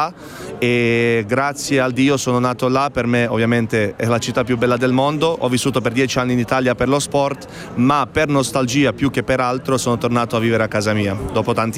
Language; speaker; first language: Italian; non-native, fluent; Bosnian